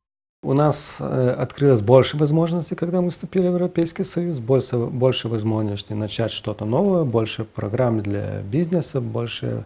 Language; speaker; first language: Russian; non-native, fluent; Lithuanian